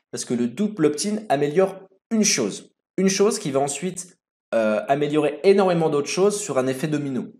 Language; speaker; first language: French; native; French